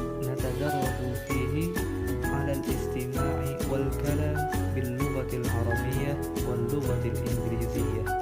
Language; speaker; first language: Arabic; non-native, learner; Indonesian